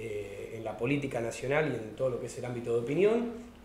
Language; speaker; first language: Spanish; native; Spanish